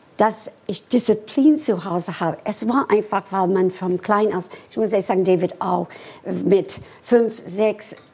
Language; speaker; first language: German; non-native, fluent; English